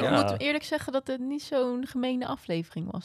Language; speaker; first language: Dutch; native; Dutch